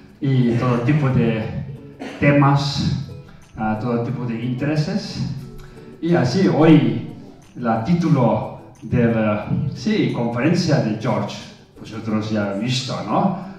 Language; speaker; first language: Spanish; non-native, fluent; Tibetan